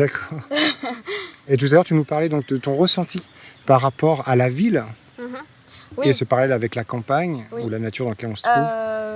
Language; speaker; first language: French; native; French